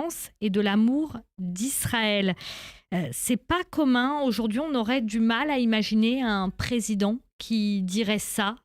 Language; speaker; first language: French; native; French